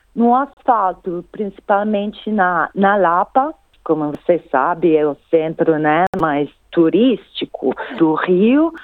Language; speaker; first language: Portuguese; non-native, fluent; Italian